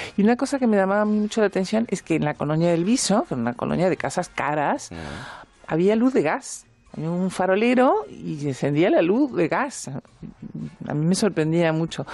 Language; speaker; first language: Spanish; native; Spanish